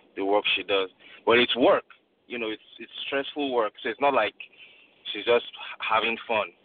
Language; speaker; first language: English; non-native, local second language; Yoruba